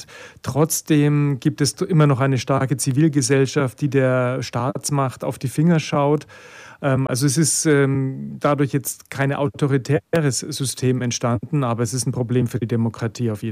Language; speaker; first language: German; native; German